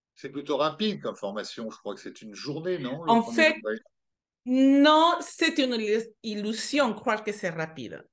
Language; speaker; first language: French; non-native, fluent; Spanish